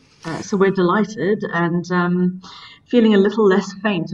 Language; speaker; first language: English; native; English